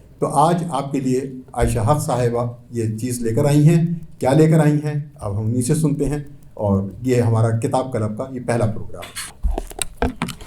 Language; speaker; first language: Urdu; native; Urdu